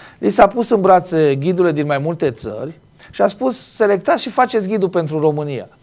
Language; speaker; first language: Romanian; native; Romanian